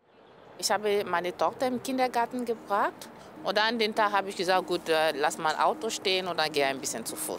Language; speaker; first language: German; non-native, fluent; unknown